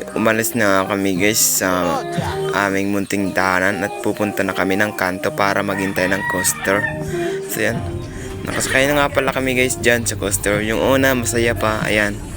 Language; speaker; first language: Filipino; non-native, local second language; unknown